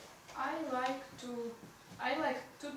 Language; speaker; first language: English; non-native, learner; Russian